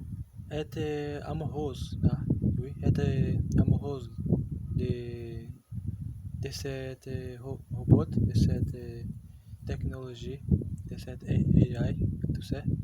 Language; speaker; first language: French; non-native, learner; Portuguese